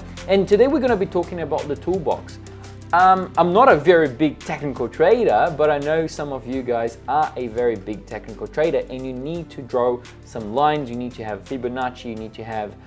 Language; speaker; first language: English; non-native, fluent; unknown